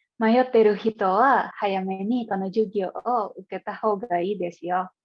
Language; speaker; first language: Japanese; non-native, learner; Indonesian